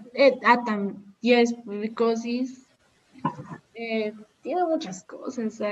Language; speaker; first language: English; non-native, learner; Spanish